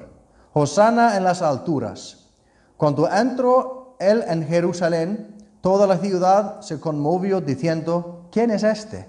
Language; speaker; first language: Spanish; non-native, fluent; Icelandic